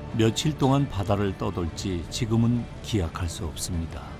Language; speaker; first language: Korean; native; Korean